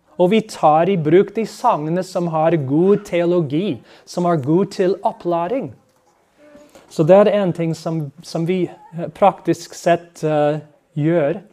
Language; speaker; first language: Norwegian; non-native, fluent; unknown